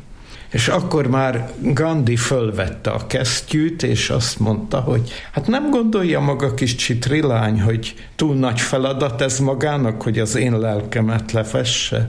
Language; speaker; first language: Hungarian; native; Hungarian